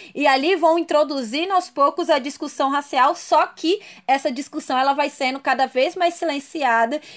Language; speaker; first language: Portuguese; native; Portuguese